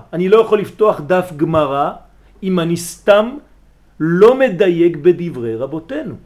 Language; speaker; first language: Hebrew; early bilingual, heritage; Hebrew